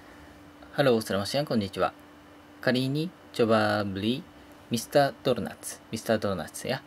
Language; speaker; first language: Indonesian; non-native, learner; Japanese